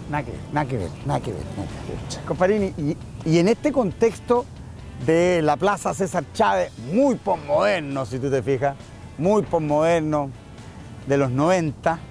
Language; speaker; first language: Spanish; native; Spanish